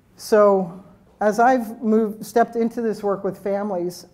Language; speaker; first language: English; native; English